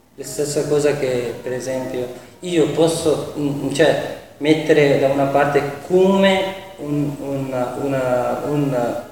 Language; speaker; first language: Italian; non-native, fluent; Persian